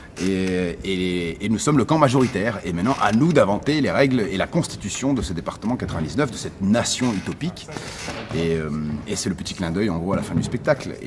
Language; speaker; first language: French; early bilingual, other home language; Arabic